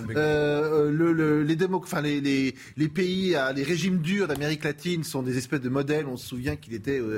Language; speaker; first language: French; non-native, fluent; English